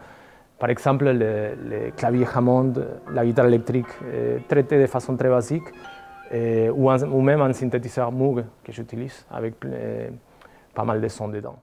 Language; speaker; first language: French; non-native, fluent; Spanish